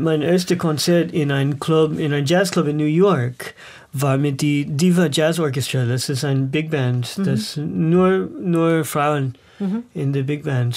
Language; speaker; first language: German; non-native, learner; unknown